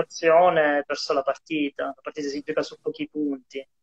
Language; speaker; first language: Italian; native; Italian